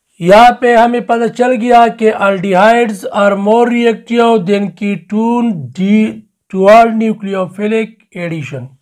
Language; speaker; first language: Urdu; non-native, local second language; Pashto